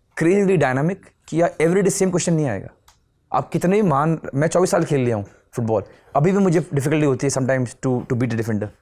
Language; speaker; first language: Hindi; non-native, local second language; Nepali